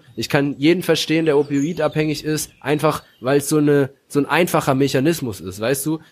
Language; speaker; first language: German; native; German